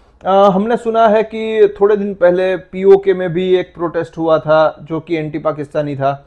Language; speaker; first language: Hindi; non-native, local second language; Gujarati